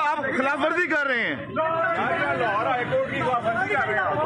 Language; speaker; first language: Hindi; non-native, local second language; Punjabi